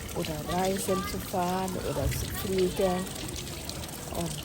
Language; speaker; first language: German; non-native, learner; Thai